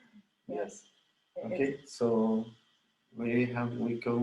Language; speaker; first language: English; non-native, learner; Spanish